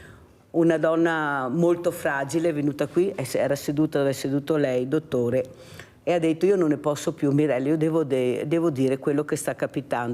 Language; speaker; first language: Italian; native; Italian